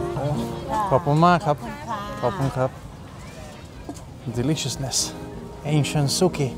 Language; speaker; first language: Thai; non-native, learner; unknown